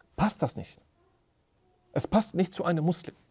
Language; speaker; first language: German; native; German